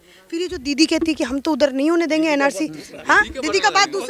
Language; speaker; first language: Hindi; native; Hindi